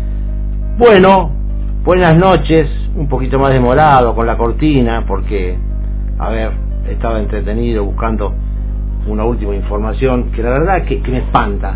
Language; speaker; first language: Spanish; native; Spanish